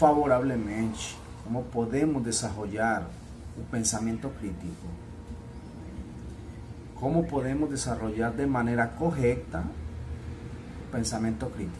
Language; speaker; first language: Portuguese; non-native, fluent; Spanish